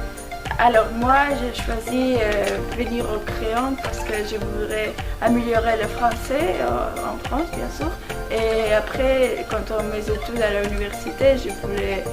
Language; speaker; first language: French; non-native, learner; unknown